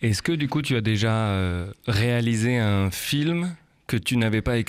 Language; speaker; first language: French; native; French